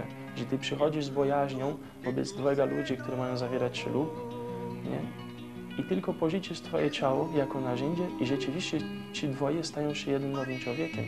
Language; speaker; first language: Polish; non-native, fluent; Portuguese